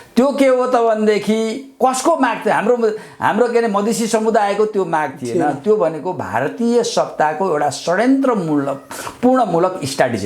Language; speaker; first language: Nepali; native; Nepali